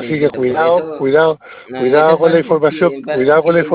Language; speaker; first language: Spanish; native; Spanish